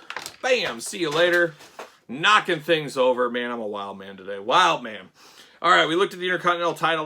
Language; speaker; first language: English; native; English